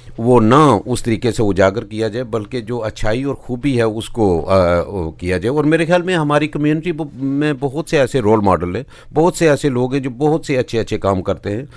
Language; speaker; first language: Urdu; non-native, local second language; Punjabi